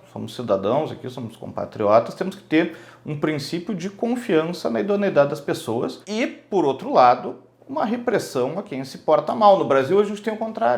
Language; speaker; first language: Portuguese; native; Portuguese